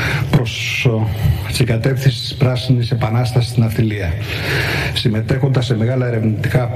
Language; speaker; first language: Greek; native; Greek